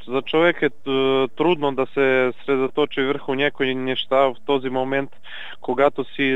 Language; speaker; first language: Bulgarian; non-native, learner; Serbian